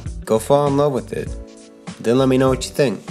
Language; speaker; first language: English; native; English